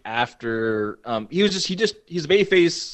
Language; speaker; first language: English; native; English